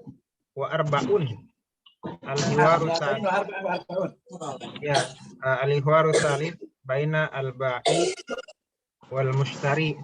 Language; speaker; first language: Arabic; non-native, fluent; Indonesian